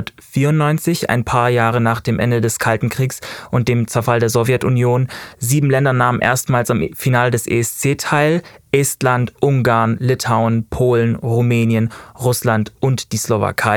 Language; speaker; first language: German; native; German